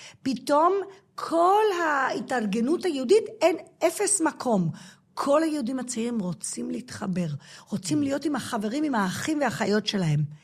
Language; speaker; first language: Hebrew; non-native, fluent; English